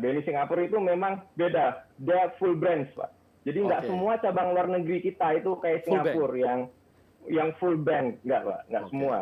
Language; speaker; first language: Indonesian; native; Indonesian